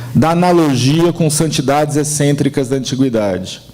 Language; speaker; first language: Portuguese; native; Portuguese